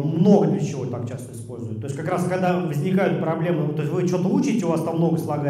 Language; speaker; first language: Russian; native; Russian